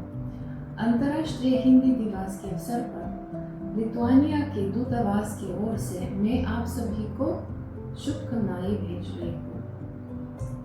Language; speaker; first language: Hindi; non-native, fluent; Lithuanian